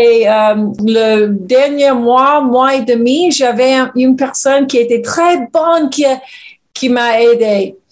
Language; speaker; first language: French; non-native, learner; English